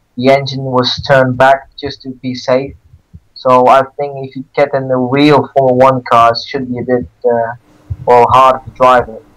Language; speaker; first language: English; non-native, fluent; Dutch